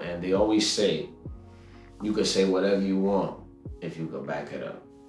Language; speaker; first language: English; early bilingual, other home language; Spanish